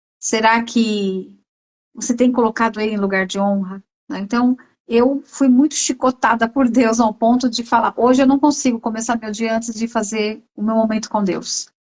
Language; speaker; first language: Portuguese; native; Portuguese